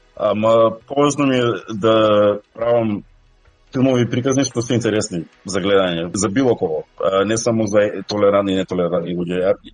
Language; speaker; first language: Macedonian; native; Macedonian